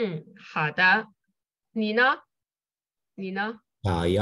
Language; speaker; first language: Chinese; non-native, fluent; Vietnamese